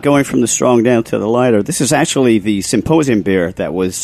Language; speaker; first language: English; native; English